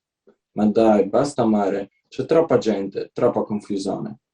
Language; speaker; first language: Italian; non-native, learner; Slovenian